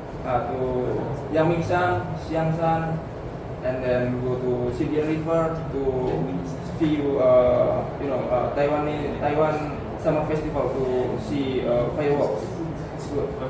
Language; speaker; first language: English; non-native, learner; Indonesian